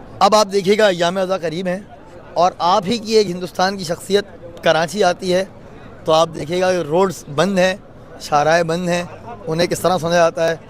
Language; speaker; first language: Urdu; native; Urdu